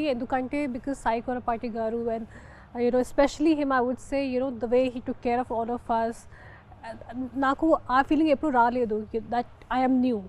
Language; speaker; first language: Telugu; non-native, fluent; Hindi